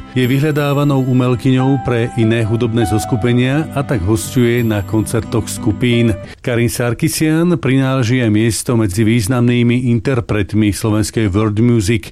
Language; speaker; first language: Slovak; native; Slovak